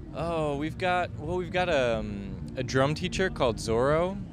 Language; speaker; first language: English; native; English